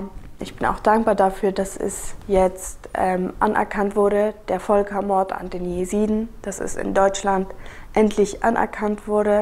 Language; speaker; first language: German; early bilingual, other home language; Kurdish